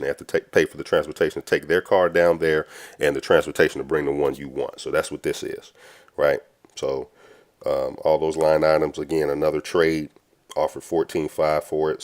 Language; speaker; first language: English; native; English